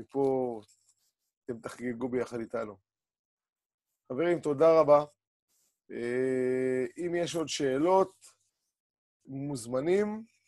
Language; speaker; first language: Hebrew; native; Hebrew